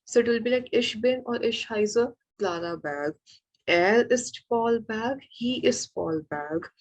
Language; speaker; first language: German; non-native, fluent; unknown